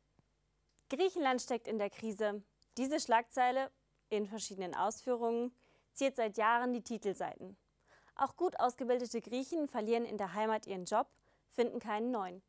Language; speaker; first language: German; native; German